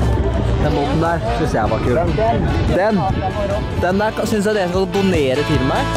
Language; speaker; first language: Norwegian; native; Norwegian